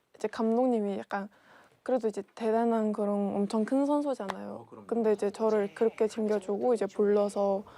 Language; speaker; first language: Korean; non-native, fluent; Mongolian